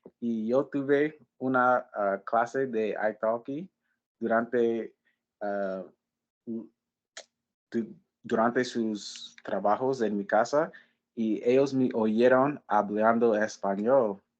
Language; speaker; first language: Spanish; non-native, learner; English